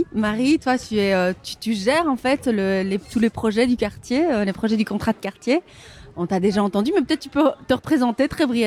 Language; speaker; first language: French; native; French